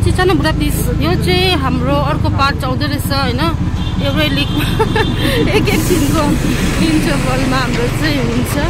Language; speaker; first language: Nepali; native; Nepali